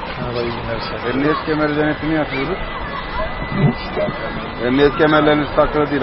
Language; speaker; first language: Turkish; native; Turkish